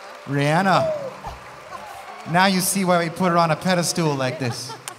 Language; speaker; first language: English; native; English